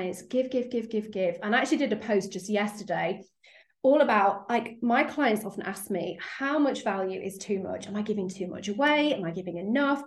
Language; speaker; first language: English; native; English